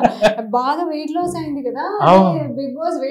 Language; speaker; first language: Telugu; non-native, learner; Hindi